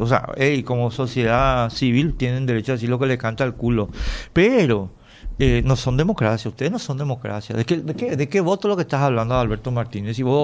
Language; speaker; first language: Spanish; native; Spanish